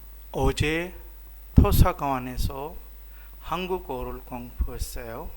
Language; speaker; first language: Korean; non-native, fluent; Urdu